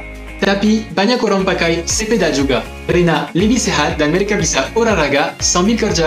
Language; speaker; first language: Indonesian; non-native, fluent; French